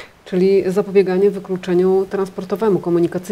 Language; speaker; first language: Polish; native; Polish